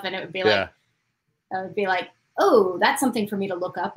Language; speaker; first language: English; native; English